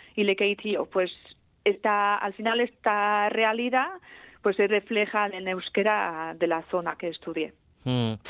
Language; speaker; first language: Spanish; non-native, fluent; Basque